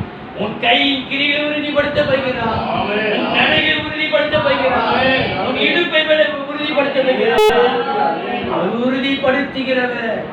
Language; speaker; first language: Tamil; native; Tamil